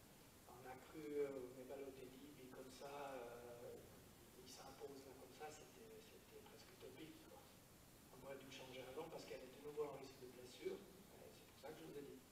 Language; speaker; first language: French; native; French